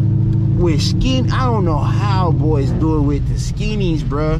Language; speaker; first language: English; native; English